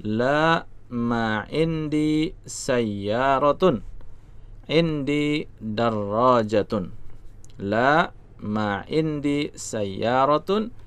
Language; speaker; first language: Arabic; non-native, learner; Indonesian